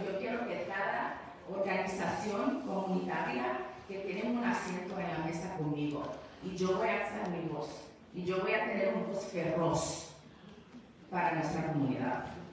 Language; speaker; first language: Spanish; early bilingual, heritage; Spanish